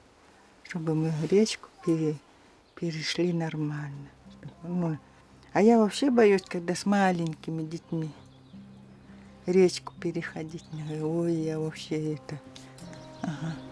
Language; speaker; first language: Russian; native; Russian